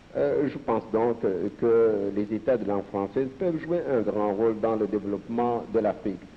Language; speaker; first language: French; non-native, local second language; Serer